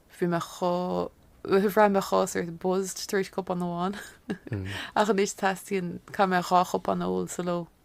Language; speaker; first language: Irish; non-native, local second language; English